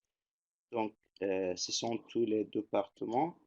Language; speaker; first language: French; non-native, fluent; Turkish